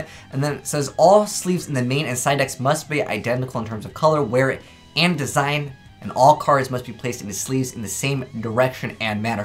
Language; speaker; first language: English; native; English